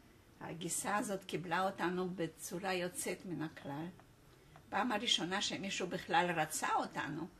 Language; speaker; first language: Hebrew; non-native, fluent; Polish